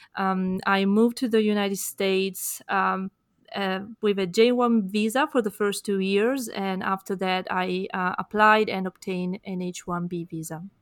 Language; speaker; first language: English; non-native, fluent; Italian